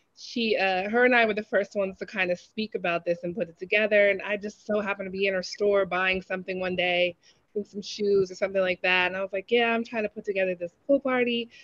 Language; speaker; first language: English; native; English